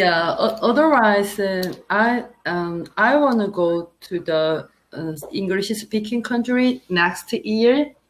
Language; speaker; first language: English; non-native, learner; Korean